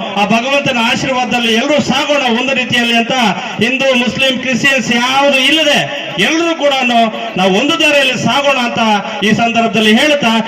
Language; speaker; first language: Kannada; non-native, local second language; Urdu